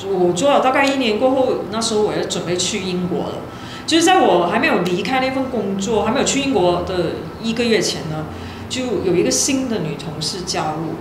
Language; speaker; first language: Chinese; native; Chinese